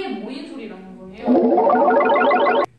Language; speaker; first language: Korean; native; Korean